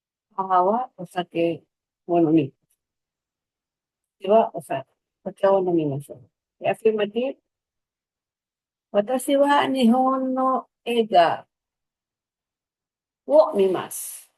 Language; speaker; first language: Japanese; non-native, learner; Filipino